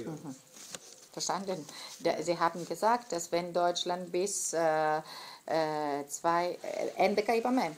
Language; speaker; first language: German; non-native, fluent; Greek